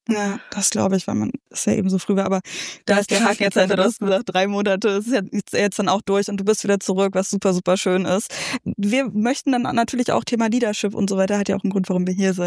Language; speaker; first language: German; native; German